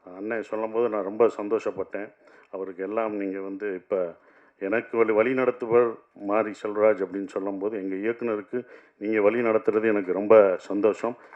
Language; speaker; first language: Tamil; native; Tamil